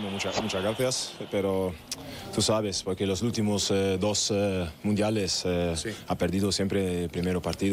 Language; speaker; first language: Spanish; non-native, learner; German